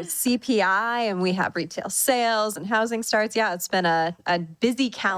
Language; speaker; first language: English; native; English